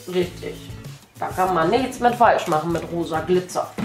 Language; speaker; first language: German; native; German